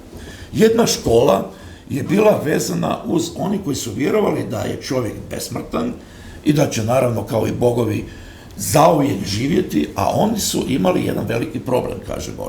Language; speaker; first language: Croatian; native; Croatian